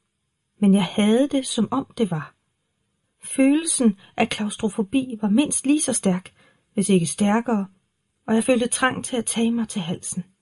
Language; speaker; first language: Danish; native; Danish